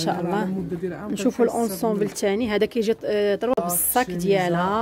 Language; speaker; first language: Arabic; native; Arabic